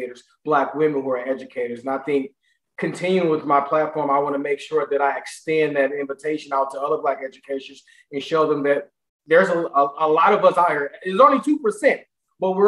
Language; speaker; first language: English; native; English